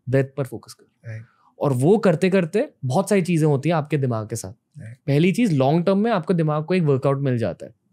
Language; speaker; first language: Hindi; native; Hindi